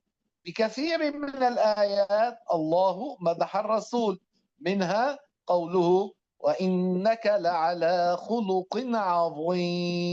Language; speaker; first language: Arabic; native; Arabic